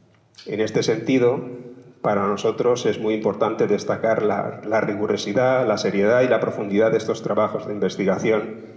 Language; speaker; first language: Spanish; native; Spanish